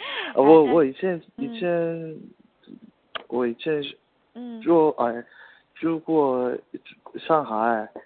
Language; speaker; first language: Chinese; non-native, learner; Korean